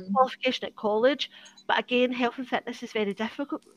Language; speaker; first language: English; native; English